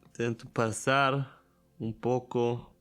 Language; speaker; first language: Portuguese; non-native, learner; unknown